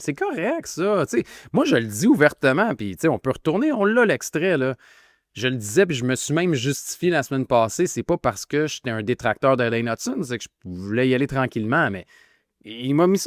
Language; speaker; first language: French; native; French